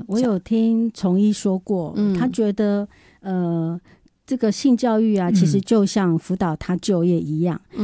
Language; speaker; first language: Chinese; native; Chinese